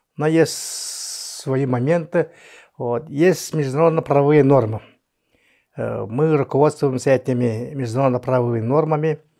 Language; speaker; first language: Russian; non-native, local second language; Yakut